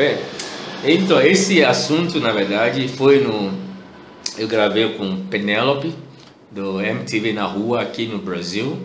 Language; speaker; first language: Portuguese; non-native, fluent; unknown